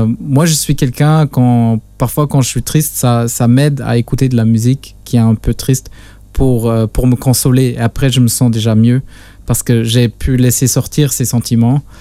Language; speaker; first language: French; non-native, local second language; Luxembourgish